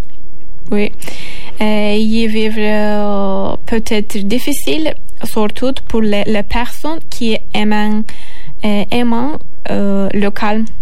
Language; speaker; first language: French; non-native, learner; Turkish